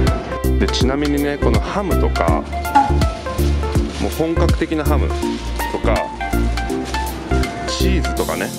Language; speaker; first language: Japanese; native; Japanese